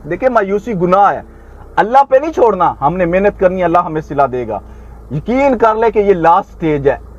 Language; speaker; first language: Urdu; non-native, local second language; Punjabi